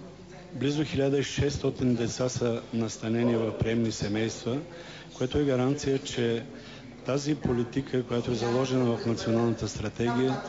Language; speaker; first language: Bulgarian; native; Bulgarian